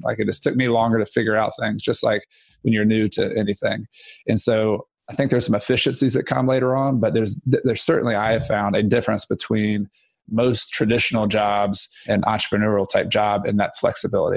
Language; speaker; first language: English; native; English